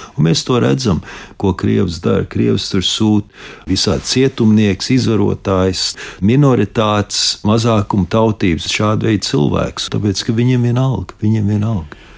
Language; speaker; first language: Latvian; early bilingual, heritage; Latvian